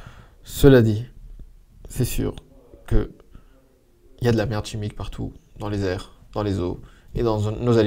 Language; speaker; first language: French; native; French